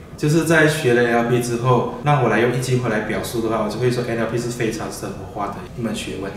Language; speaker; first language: Chinese; native; Chinese